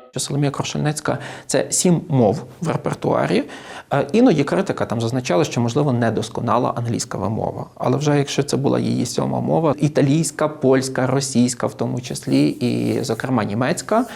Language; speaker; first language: Ukrainian; native; Ukrainian